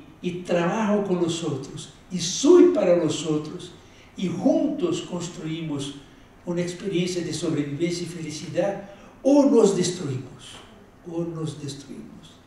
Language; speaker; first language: Spanish; non-native, fluent; Portuguese